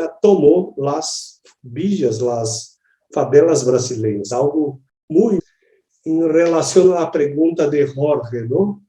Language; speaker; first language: Spanish; non-native, learner; Portuguese